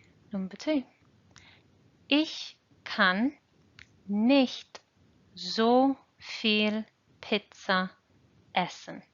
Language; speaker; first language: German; non-native, fluent; English